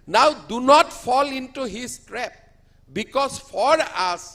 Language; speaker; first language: English; non-native, local second language; Assamese